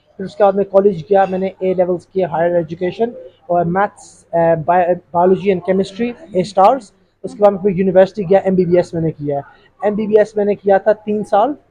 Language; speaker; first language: Hindi; early bilingual, heritage; Urdu